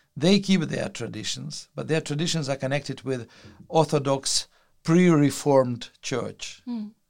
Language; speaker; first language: English; non-native, fluent; Russian